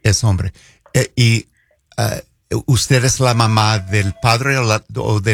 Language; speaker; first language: Spanish; non-native, fluent; English